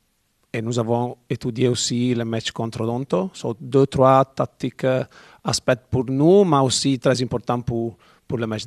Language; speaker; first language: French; non-native, learner; Italian